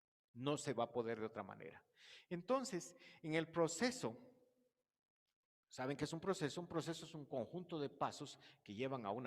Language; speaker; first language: Spanish; native; Spanish